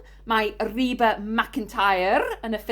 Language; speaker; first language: Welsh; non-native, learner; English